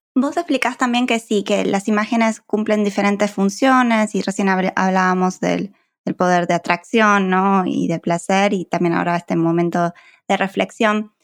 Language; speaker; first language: Spanish; native; Spanish